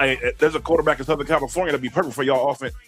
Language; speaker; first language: English; native; English